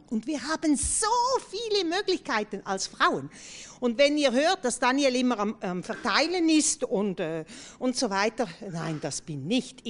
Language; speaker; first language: German; non-native, fluent; French